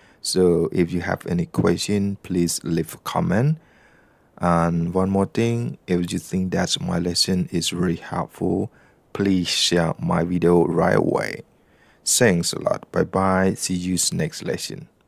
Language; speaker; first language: English; non-native, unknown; Lao